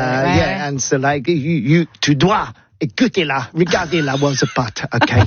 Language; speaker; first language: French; non-native, learner; English